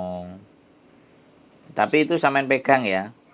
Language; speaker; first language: Indonesian; non-native, local second language; Javanese